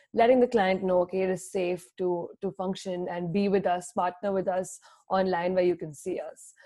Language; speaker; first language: English; non-native, local second language; Hindi